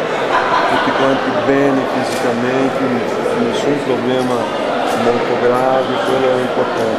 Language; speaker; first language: Italian; non-native, fluent; Portuguese